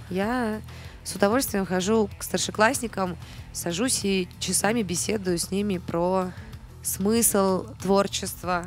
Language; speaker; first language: Russian; native; Russian